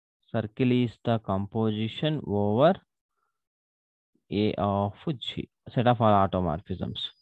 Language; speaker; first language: English; non-native, local second language; Telugu